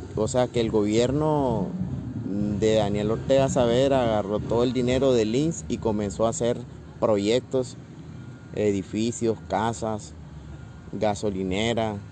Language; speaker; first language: Spanish; native; Spanish